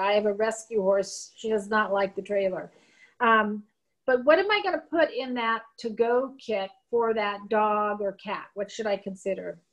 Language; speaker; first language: English; native; English